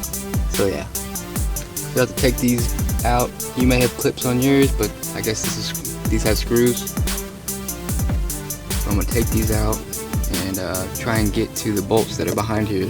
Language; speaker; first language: English; native; English